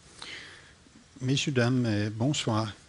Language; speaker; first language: French; non-native, fluent; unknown